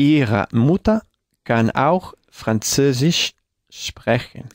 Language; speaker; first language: German; non-native, learner; Spanish